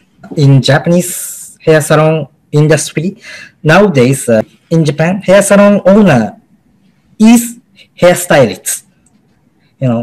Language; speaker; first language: English; non-native, learner; Japanese